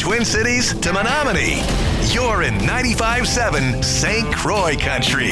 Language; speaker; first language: English; native; English